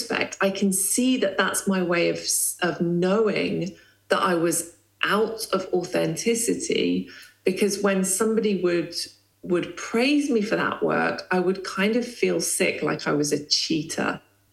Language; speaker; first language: English; native; English